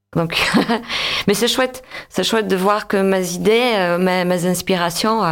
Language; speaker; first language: French; non-native, fluent; Polish